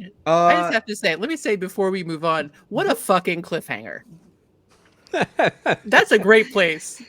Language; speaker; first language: English; native; English